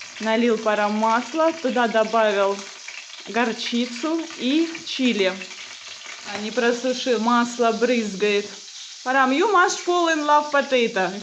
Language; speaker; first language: Russian; native; Russian